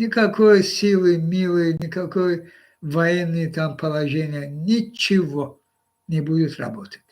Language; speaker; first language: Russian; non-native, local second language; Azerbaijani